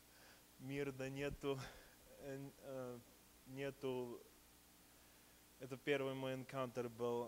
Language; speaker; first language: Russian; early bilingual, heritage; Russian